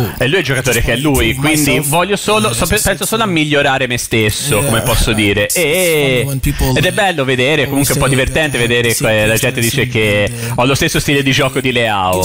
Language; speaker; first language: Italian; non-native, fluent; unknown